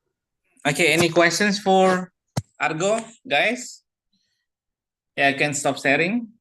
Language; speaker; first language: English; non-native, fluent; Indonesian